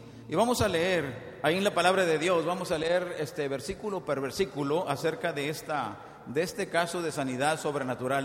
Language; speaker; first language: Spanish; native; Spanish